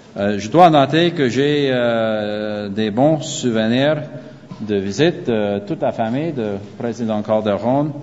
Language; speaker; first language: French; non-native, fluent; English